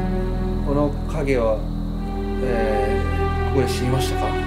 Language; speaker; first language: Japanese; non-native, learner; Filipino